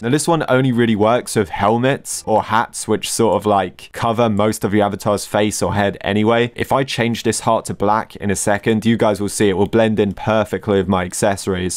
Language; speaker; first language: English; native; English